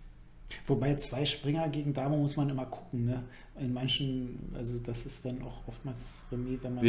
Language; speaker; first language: German; native; German